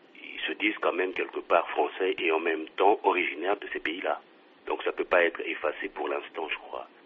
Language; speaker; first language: French; non-native, local second language; Kongo